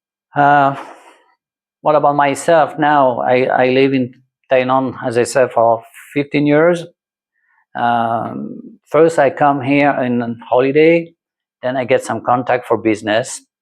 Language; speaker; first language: English; non-native, learner; French